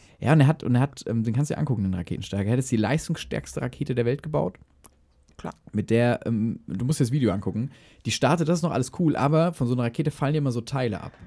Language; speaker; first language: German; native; German